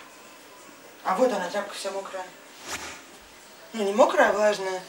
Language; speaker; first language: Russian; native; Russian